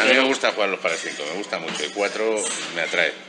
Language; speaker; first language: Spanish; native; Spanish